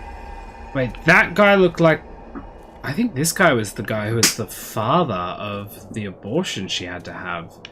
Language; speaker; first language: English; native; English